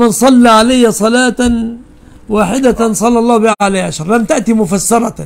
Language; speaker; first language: Arabic; native; Arabic